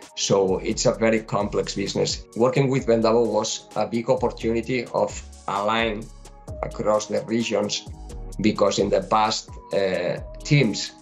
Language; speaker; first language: English; non-native, fluent; Spanish